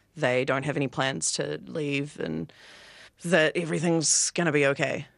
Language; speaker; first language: English; native; English